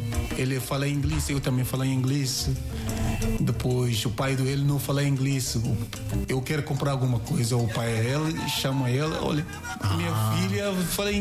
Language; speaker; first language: Portuguese; non-native, learner; Yoruba